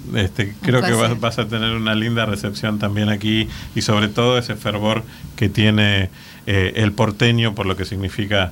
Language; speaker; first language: Spanish; native; Spanish